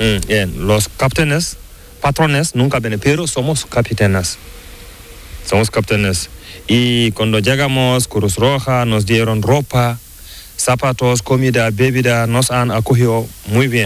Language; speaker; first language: Spanish; non-native, learner; Fula